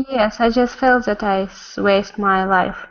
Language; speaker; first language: English; non-native, learner; Russian